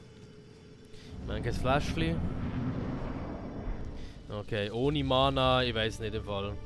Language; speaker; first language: German; native; German